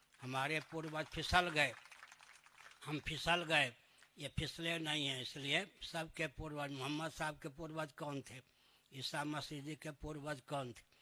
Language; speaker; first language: Hindi; native; Hindi